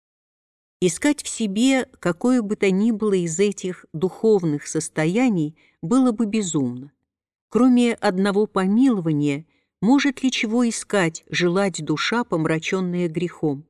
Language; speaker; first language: Russian; native; Russian